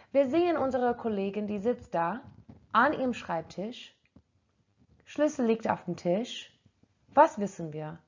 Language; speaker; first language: German; non-native, fluent; English